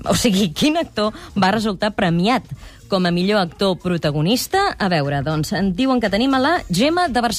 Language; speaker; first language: Catalan; native; Catalan